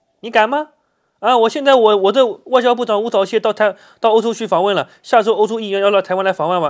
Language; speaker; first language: Chinese; native; Chinese